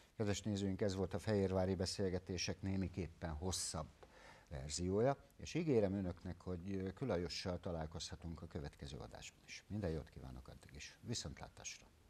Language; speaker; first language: Hungarian; native; Hungarian